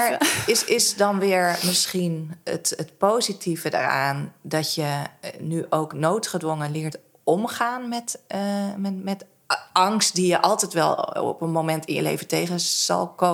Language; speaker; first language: Dutch; native; Dutch